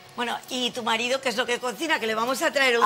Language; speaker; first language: Spanish; native; Spanish